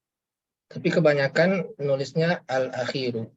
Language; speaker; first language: Indonesian; native; Indonesian